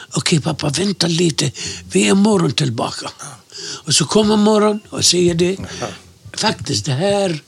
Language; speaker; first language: Swedish; non-native, fluent; Arabic